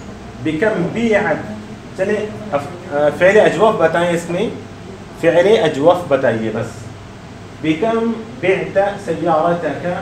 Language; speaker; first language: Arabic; non-native, fluent; Urdu